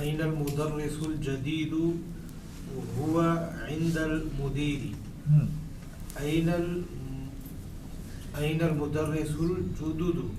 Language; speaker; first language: Arabic; non-native, learner; Urdu